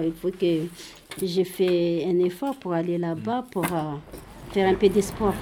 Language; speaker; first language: French; non-native, learner; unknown